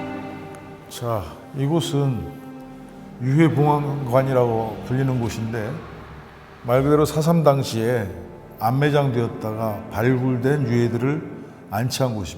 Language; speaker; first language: Korean; native; Korean